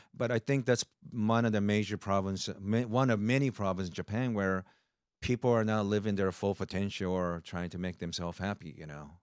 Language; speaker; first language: English; early bilingual, other home language; Japanese